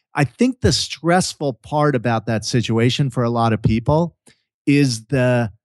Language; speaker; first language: English; native; English